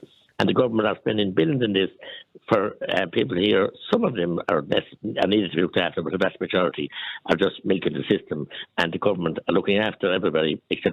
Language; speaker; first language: English; native; English